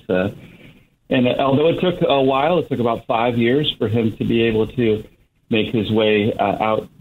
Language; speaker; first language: English; native; English